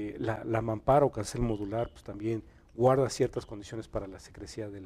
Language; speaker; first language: Spanish; native; Spanish